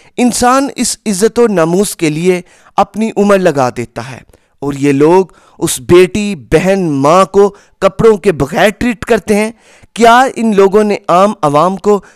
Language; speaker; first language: Urdu; non-native, local second language; Punjabi